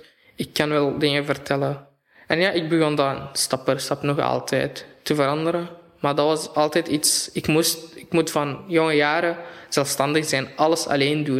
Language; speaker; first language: Dutch; non-native, fluent; Arabic